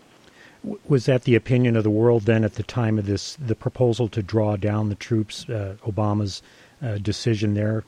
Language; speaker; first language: English; native; English